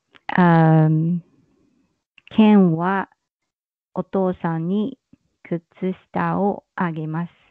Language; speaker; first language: Japanese; non-native, learner; Chinese